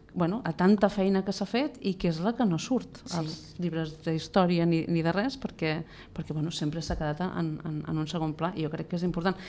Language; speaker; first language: Catalan; native; Catalan